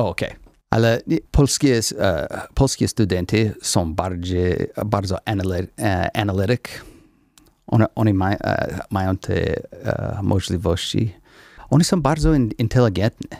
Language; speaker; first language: Polish; non-native, learner; English